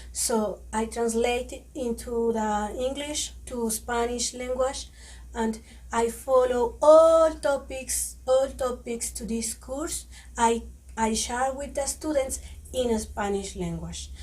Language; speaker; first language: English; non-native, learner; Spanish